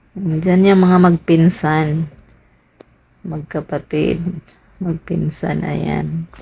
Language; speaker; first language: Filipino; non-native, local second language; Cebuano